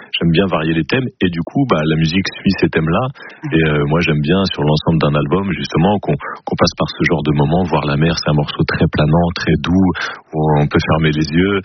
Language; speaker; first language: French; native; French